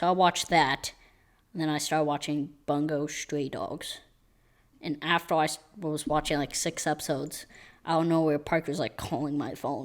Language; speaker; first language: English; native; English